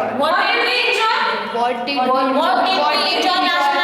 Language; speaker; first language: English; non-native, learner; Hindi